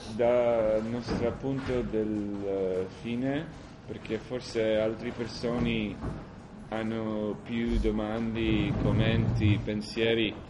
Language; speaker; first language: Italian; non-native, learner; English